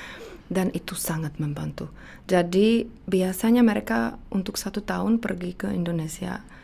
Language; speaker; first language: Indonesian; non-native, fluent; Czech